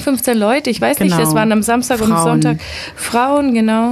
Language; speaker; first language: German; native; German